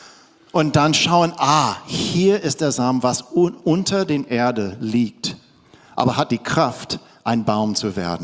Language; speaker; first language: German; non-native, fluent; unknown